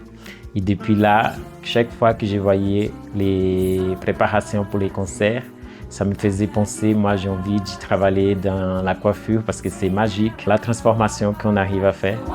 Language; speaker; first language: French; non-native, fluent; Portuguese